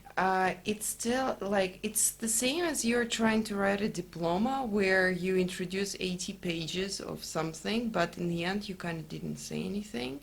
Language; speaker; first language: English; non-native, fluent; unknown